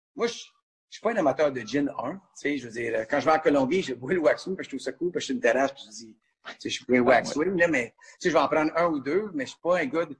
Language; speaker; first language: French; native; French